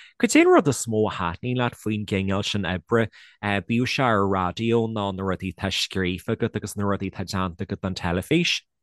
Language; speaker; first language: Irish; native; Irish